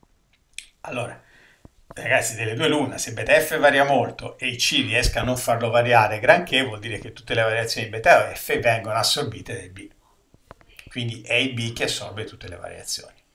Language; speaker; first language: Italian; native; Italian